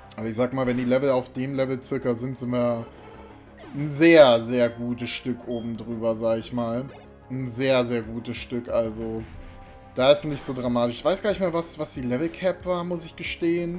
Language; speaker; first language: German; native; German